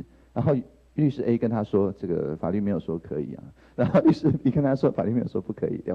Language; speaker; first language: Chinese; native; Chinese